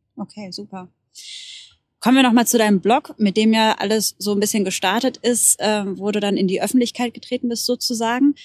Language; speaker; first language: German; native; German